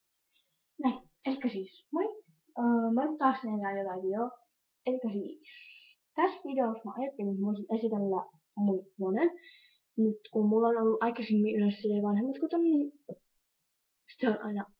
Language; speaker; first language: Finnish; native; Finnish